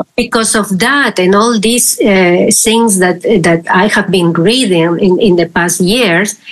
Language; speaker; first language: English; non-native, fluent; Spanish